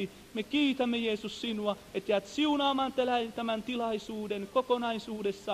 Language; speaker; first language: Finnish; native; Finnish